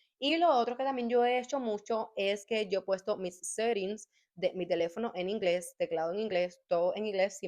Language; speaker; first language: Spanish; native; Spanish